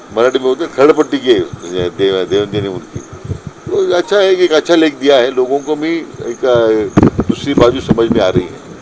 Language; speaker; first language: Hindi; non-native, local second language; Marathi